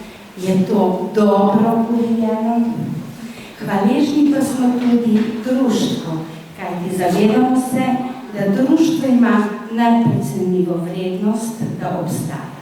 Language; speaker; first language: Slovenian; native; Slovenian